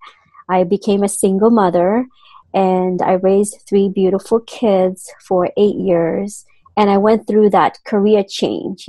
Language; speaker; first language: English; non-native, fluent; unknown